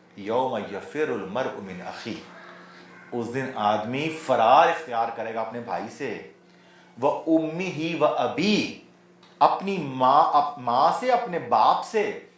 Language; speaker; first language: Urdu; non-native, local second language; Punjabi